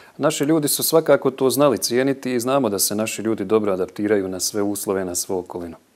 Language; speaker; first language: Bosnian; native; Bosnian